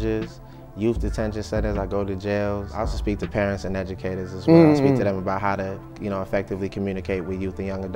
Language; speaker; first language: English; native; English